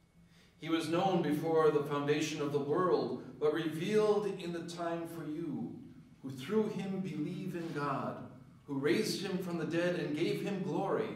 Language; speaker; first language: English; native; English